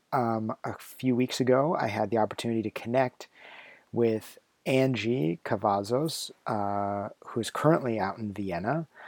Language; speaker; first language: English; native; English